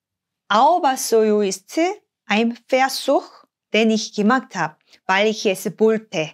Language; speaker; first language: German; non-native, fluent; Korean